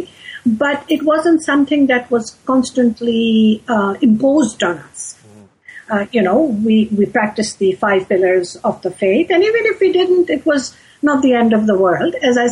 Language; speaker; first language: English; non-native, local second language; Urdu